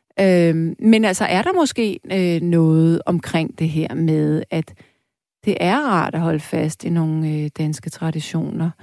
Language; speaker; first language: Danish; native; Danish